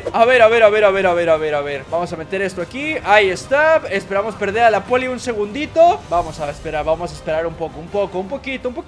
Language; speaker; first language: Spanish; native; Spanish